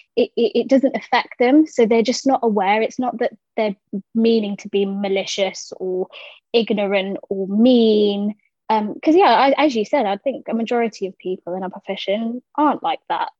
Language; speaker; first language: English; native; English